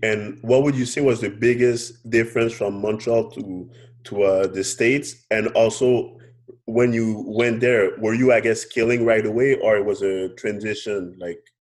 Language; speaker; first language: English; non-native, fluent; French